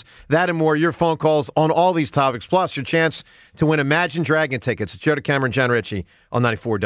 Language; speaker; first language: English; native; English